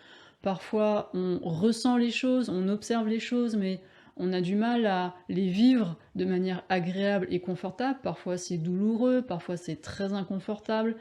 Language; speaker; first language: French; native; French